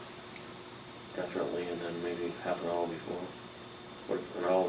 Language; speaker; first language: English; native; English